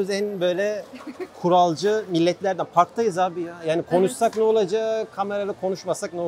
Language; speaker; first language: Turkish; native; Turkish